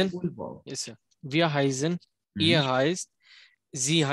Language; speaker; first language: German; non-native, learner; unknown